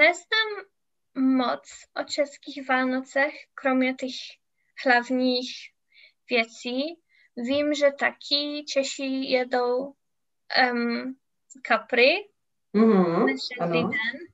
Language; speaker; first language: Czech; non-native, learner; English